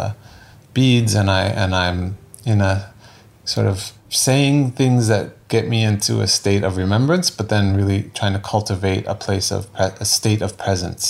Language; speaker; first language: English; native; English